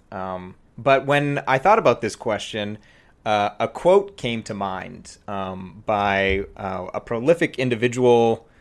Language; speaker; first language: English; native; English